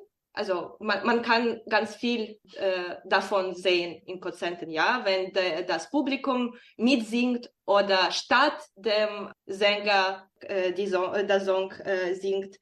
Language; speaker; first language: German; non-native, fluent; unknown